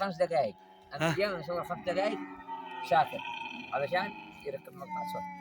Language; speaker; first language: Arabic; native; Arabic